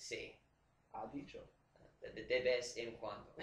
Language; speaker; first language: Spanish; non-native, learner; English